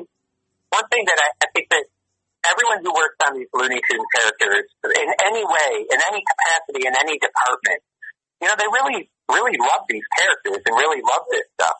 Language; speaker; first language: English; native; English